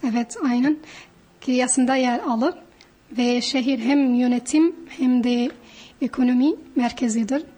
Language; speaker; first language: Turkish; non-native, fluent; Arabic